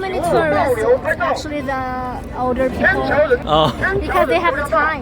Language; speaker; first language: English; non-native, learner; Chinese